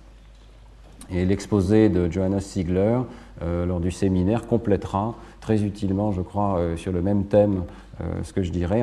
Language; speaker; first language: French; native; French